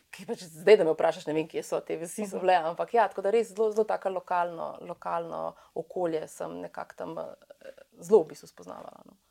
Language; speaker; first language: Slovenian; early bilingual, other home language; Serbian